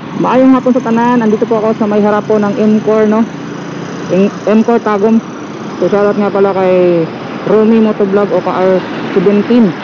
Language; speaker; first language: Filipino; non-native, local second language; Cebuano